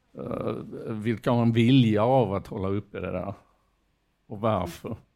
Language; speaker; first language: Swedish; native; Swedish